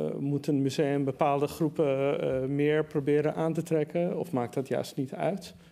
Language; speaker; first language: Dutch; early bilingual, other home language; Persian